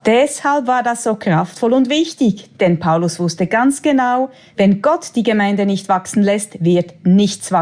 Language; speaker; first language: German; native; German